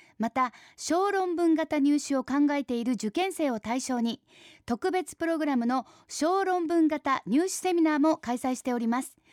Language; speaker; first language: Japanese; native; Japanese